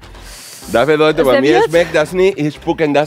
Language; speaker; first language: German; non-native, fluent; Spanish